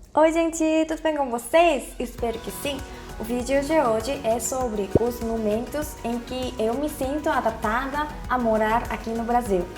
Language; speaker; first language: Portuguese; non-native, fluent; Korean